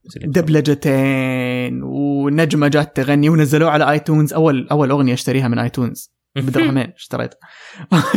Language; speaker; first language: Arabic; native; Arabic